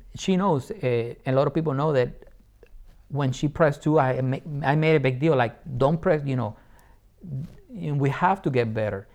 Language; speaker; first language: English; non-native, fluent; Spanish